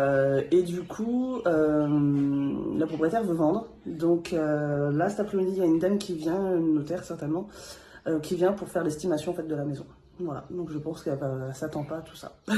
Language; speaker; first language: French; native; French